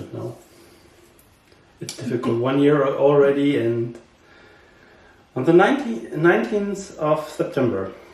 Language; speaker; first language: English; non-native, learner; German